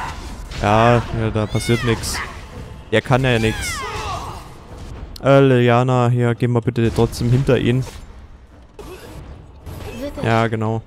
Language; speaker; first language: German; native; German